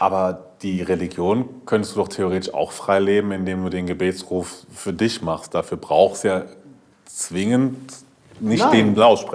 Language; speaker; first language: German; native; German